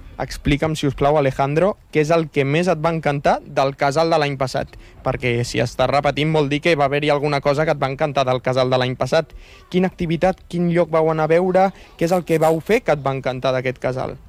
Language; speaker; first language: Catalan; native; Catalan